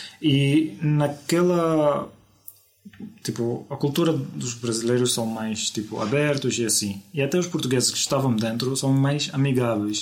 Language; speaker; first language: Portuguese; non-native, fluent; Arabic